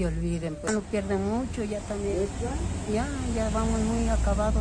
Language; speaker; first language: Spanish; native; Spanish